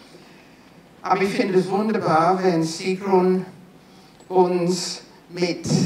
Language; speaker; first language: German; non-native, fluent; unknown